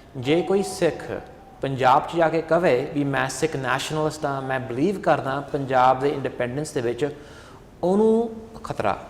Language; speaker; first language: Punjabi; early bilingual, heritage; Punjabi